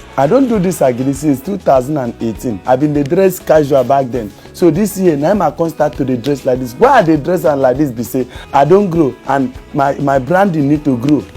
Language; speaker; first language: Nigerian Pidgin; non-native, local second language; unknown